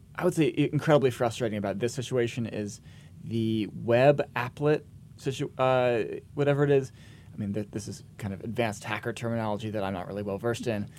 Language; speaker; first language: English; native; English